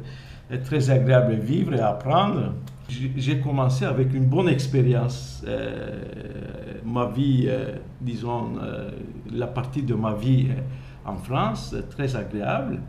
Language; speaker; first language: French; non-native, fluent; Turkish